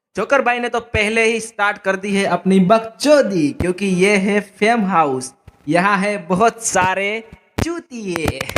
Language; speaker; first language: Hindi; native; Hindi